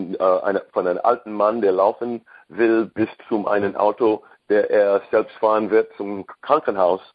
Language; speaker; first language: German; non-native, learner; English